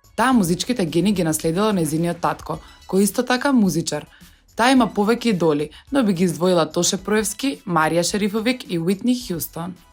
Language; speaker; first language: Macedonian; native; Macedonian